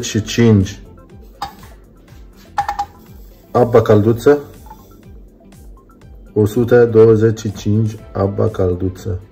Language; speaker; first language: Romanian; non-native, learner; Arabic